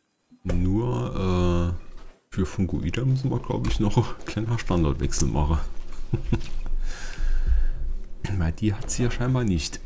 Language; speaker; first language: German; native; German